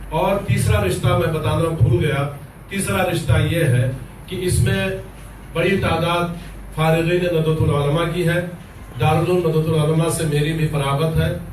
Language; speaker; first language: Urdu; native; Urdu